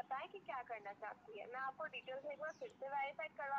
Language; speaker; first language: Hindi; native; Hindi